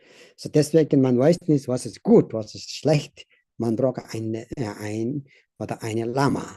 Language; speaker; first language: German; non-native, learner; Tibetan